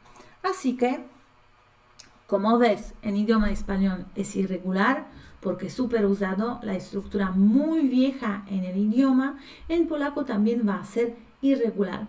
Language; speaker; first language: Spanish; non-native, fluent; Polish